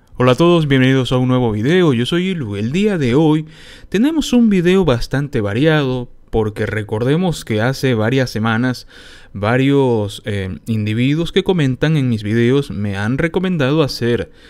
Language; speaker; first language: Spanish; native; Spanish